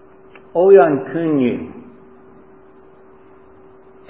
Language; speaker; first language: Hungarian; non-native, fluent; English